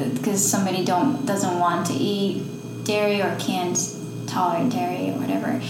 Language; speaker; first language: English; non-native, fluent; Dutch